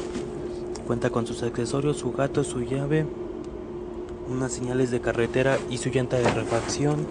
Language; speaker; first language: Spanish; native; Spanish